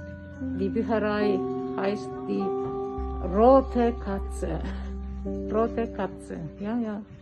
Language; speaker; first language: German; non-native, learner; Turkish